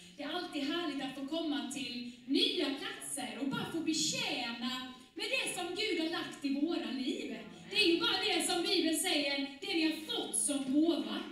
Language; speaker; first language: Swedish; native; Swedish